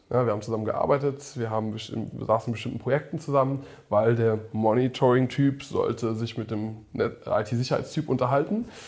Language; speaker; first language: German; early bilingual, other home language; English